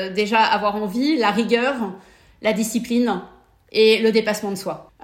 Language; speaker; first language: French; native; French